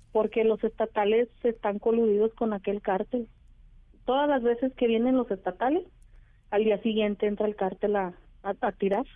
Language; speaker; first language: Spanish; native; Spanish